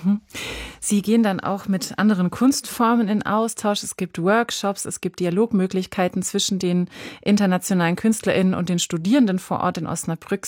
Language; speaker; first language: German; native; German